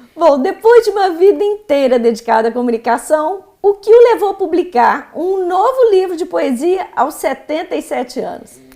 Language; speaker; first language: Portuguese; native; Portuguese